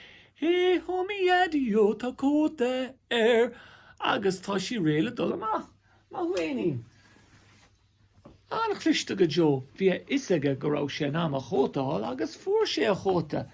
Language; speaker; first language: Irish; non-native, local second language; English